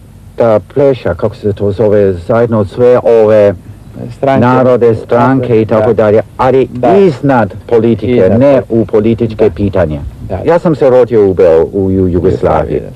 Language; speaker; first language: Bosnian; early bilingual, heritage; Serbian